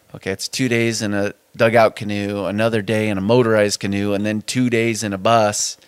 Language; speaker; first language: English; native; English